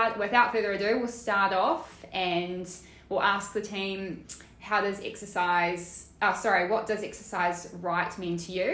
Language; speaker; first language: English; native; English